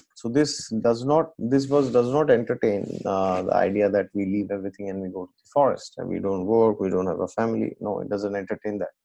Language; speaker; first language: English; non-native, local second language; Assamese